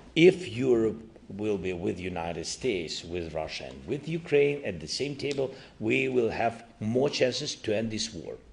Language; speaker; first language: English; non-native, learner; Ukrainian